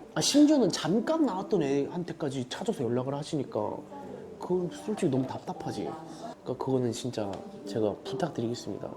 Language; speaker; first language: Korean; native; Korean